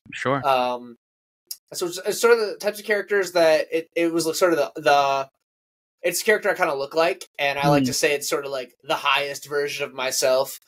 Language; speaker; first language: English; native; English